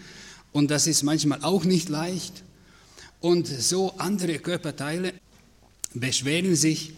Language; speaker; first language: German; non-native, fluent; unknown